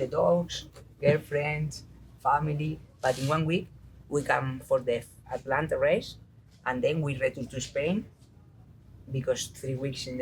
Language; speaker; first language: English; non-native, learner; Spanish